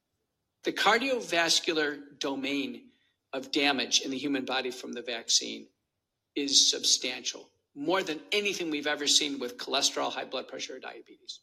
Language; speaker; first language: English; native; English